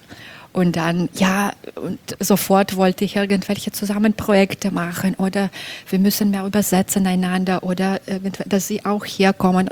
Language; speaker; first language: German; non-native, fluent; Belarusian